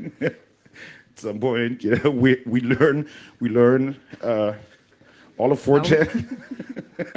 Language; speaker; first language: English; non-native, fluent; German